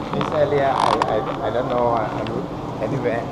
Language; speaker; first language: English; non-native, learner; Thai